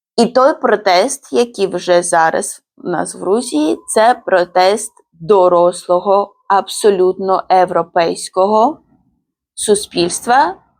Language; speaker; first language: Ukrainian; non-native, fluent; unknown